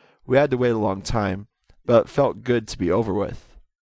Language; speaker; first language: English; native; English